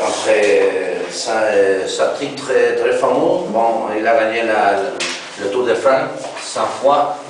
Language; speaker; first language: French; non-native, learner; Spanish